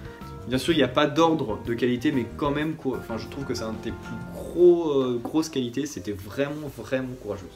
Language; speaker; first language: French; native; French